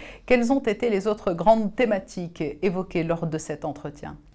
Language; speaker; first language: French; native; French